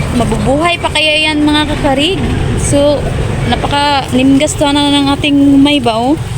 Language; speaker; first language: Filipino; non-native, local second language; Hiligaynon